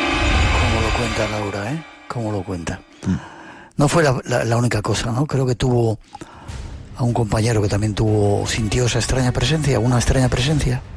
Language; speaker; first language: Spanish; native; Spanish